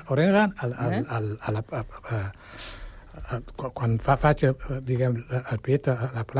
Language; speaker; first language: Catalan; non-native, fluent; Wolof